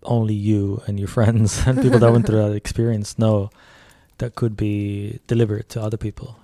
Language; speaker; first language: English; early bilingual, other home language; Arabic